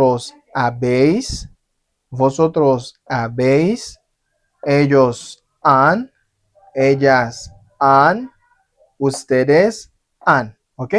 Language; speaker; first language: Spanish; non-native, fluent; Haitian Creole